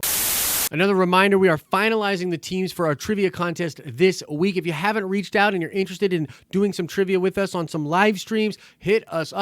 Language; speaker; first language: English; native; English